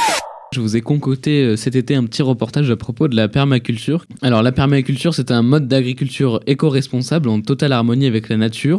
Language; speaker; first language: French; native; French